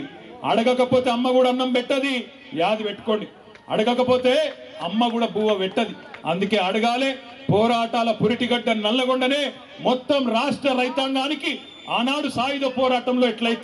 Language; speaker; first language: Telugu; native; Telugu